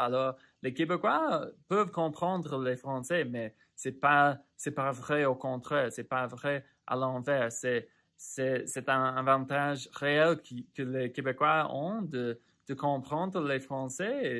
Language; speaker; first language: French; non-native, fluent; English